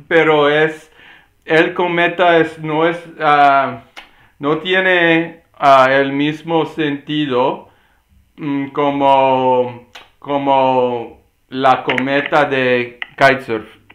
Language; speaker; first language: Spanish; non-native, fluent; English